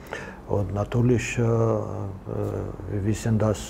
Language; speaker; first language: German; non-native, learner; Georgian